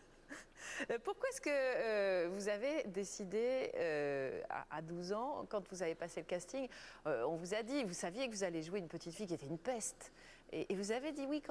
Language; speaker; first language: French; native; French